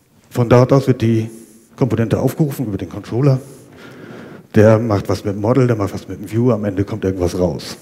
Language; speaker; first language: German; native; German